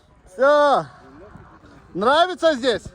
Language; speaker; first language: Russian; non-native, learner; Lithuanian